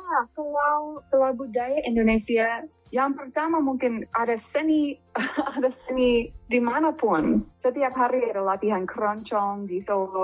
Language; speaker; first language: Indonesian; non-native, fluent; English